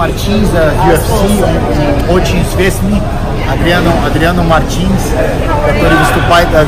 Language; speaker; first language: Russian; non-native, learner; Portuguese